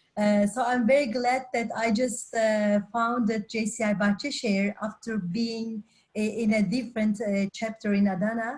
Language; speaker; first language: English; non-native, fluent; Turkish